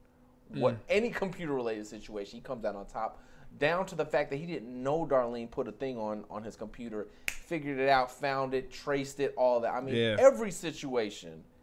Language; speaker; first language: English; native; English